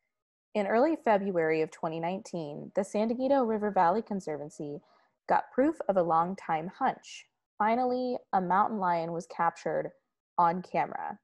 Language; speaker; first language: English; native; English